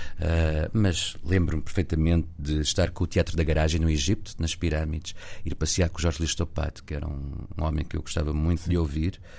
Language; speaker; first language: Portuguese; native; Portuguese